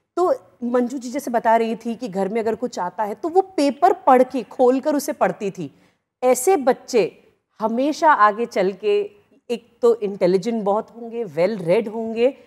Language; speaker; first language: Hindi; native; Hindi